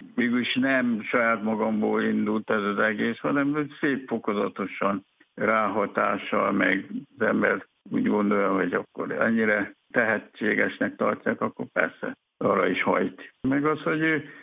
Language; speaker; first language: Hungarian; non-native, fluent; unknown